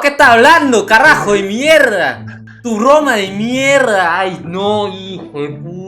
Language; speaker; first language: Spanish; non-native, fluent; Indonesian